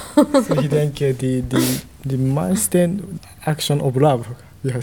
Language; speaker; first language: German; non-native, learner; Japanese